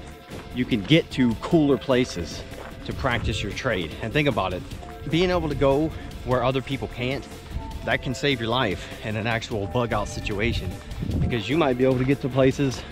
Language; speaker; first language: English; native; English